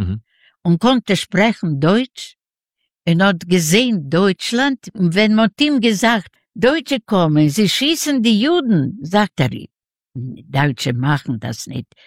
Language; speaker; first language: German; non-native, learner; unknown